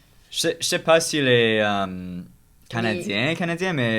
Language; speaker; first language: French; non-native, local second language; English